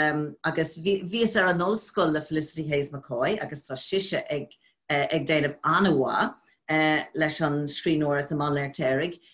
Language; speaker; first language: Irish; non-native, local second language; English